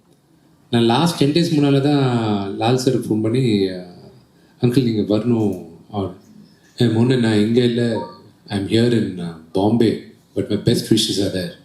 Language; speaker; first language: Tamil; early bilingual, heritage; Telugu